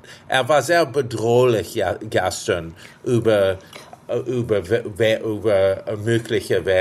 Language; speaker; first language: German; early bilingual, heritage; English